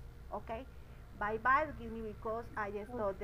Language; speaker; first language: English; non-native, learner; Spanish